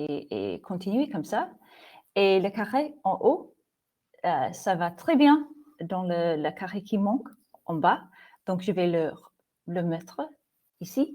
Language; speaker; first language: French; non-native, fluent; English